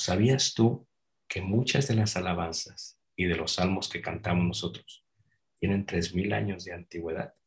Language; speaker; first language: Spanish; native; Spanish